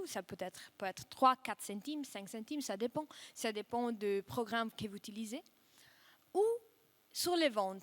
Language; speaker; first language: French; non-native, fluent; Russian